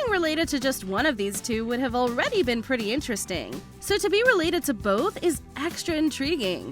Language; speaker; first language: English; native; English